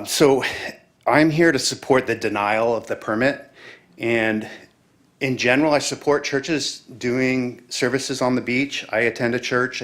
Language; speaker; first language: English; native; English